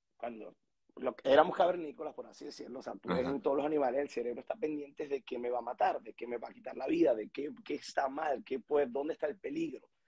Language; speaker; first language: Spanish; native; Spanish